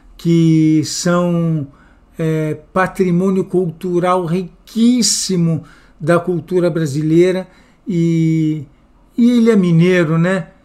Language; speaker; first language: Portuguese; native; Portuguese